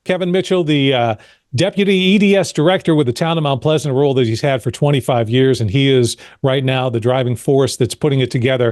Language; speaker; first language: English; native; English